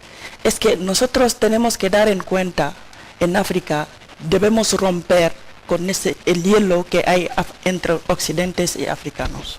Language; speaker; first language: Spanish; non-native, learner; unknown